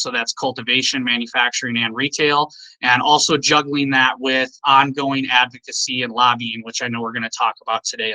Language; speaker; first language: English; native; English